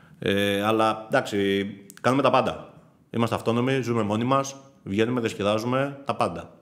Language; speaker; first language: Greek; native; Greek